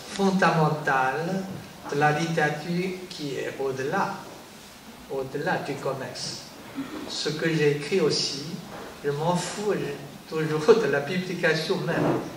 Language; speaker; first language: French; non-native, fluent; Chinese